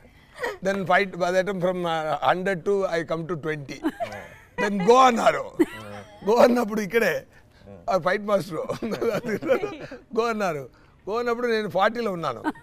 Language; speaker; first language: Telugu; non-native, learner; Tamil